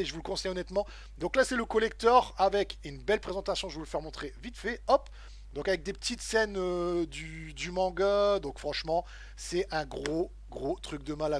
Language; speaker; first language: French; native; French